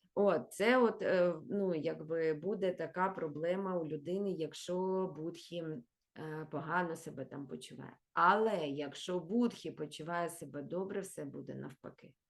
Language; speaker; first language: Ukrainian; non-native, local second language; Russian